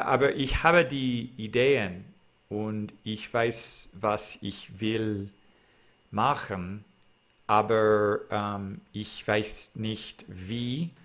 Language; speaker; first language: German; non-native, learner; English